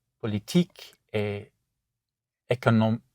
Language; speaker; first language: French; non-native, learner; English